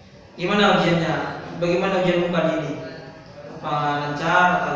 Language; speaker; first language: Indonesian; native; Indonesian